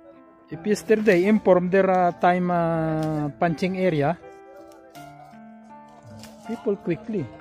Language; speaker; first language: English; non-native, learner; Filipino